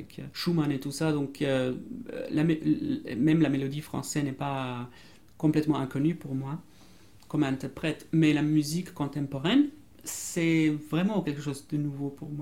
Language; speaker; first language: French; non-native, fluent; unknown